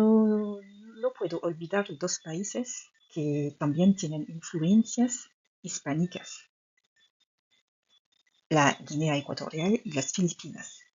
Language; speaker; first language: Spanish; non-native, fluent; French